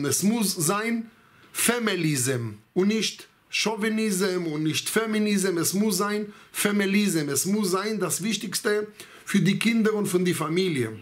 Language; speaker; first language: German; non-native, fluent; Hebrew